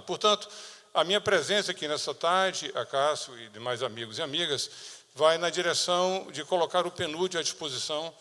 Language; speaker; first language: Portuguese; native; Portuguese